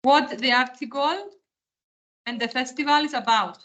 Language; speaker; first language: English; non-native, fluent; Greek